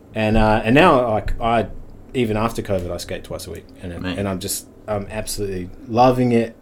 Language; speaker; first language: English; native; English